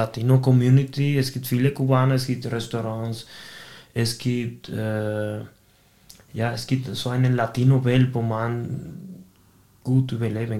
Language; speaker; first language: German; non-native, fluent; Spanish